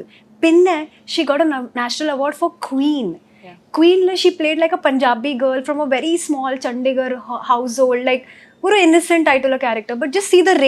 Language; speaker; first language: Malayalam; non-native, local second language; Hindi